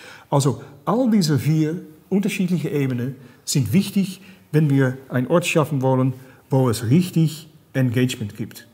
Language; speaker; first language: German; non-native, fluent; Dutch